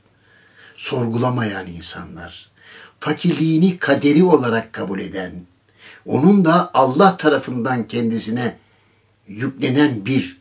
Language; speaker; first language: Turkish; native; Turkish